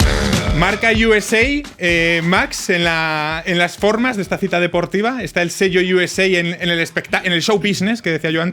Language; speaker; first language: Spanish; native; Spanish